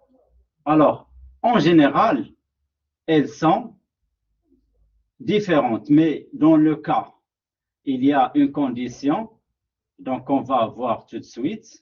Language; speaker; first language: French; non-native, local second language; Arabic